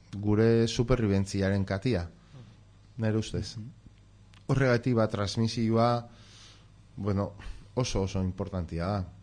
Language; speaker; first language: Basque; non-native, local second language; Spanish